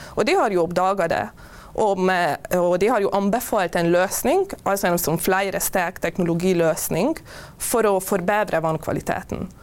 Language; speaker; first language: Norwegian; non-native, fluent; Hungarian